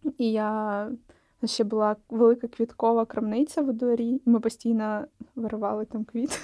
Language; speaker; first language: Ukrainian; non-native, local second language; Russian